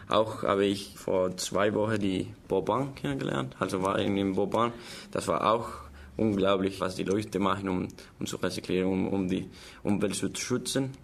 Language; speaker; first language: German; non-native, learner; Spanish